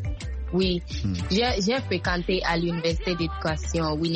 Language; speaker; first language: French; non-native, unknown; Akan